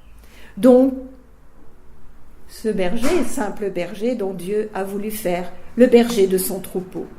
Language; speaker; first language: French; native; French